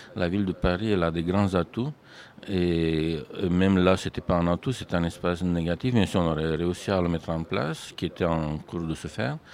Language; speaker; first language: French; non-native, fluent; Romanian